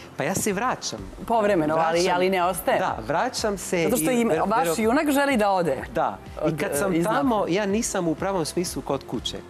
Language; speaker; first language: Bosnian; non-native, fluent; Italian